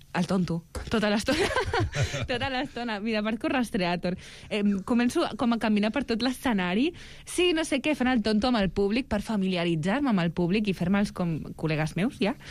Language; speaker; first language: Catalan; early bilingual, other home language; Arabic